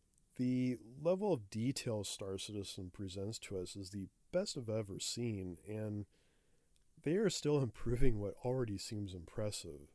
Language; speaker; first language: English; native; English